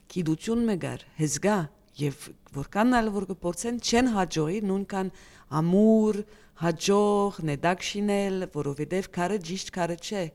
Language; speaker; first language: Armenian; early bilingual, heritage; Armenian